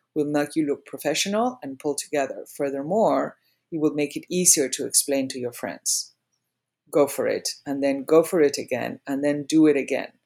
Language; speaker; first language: English; non-native, fluent; Spanish